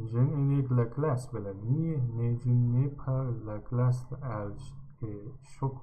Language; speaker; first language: French; non-native, learner; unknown